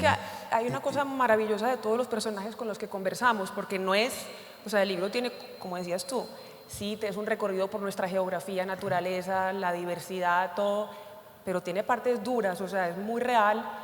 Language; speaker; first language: Spanish; native; Spanish